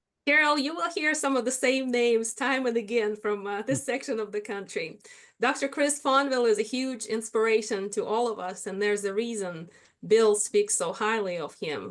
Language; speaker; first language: English; non-native, fluent; Russian